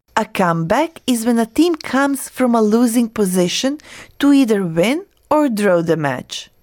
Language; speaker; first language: English; non-native, fluent; Croatian